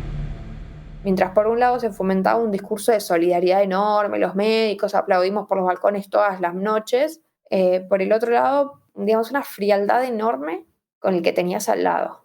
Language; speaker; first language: Spanish; native; Spanish